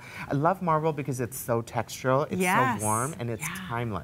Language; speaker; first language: English; native; English